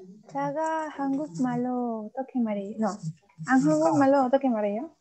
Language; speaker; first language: Korean; non-native, learner; Spanish